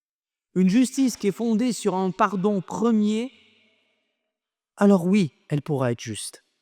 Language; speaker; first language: French; native; French